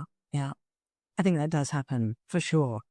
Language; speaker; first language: English; native; English